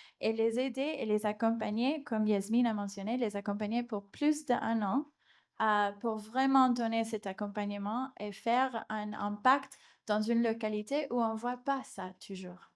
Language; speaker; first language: French; non-native, fluent; Spanish